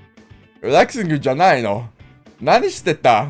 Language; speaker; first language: Japanese; non-native, learner; English